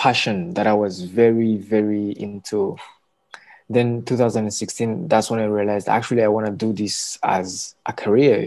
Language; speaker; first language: English; non-native, local second language; Kinyarwanda